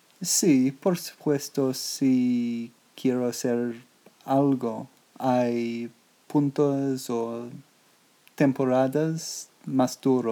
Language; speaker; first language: Spanish; non-native, learner; English